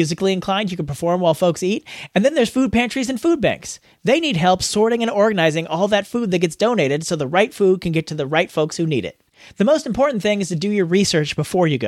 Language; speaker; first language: English; native; English